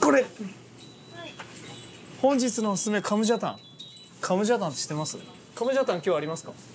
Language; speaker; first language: Japanese; native; Japanese